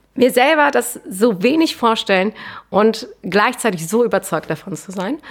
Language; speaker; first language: German; native; German